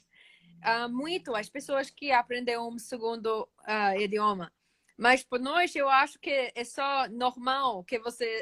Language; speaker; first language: Portuguese; non-native, learner; English